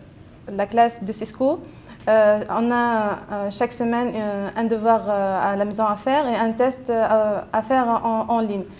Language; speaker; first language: French; non-native, local second language; Arabic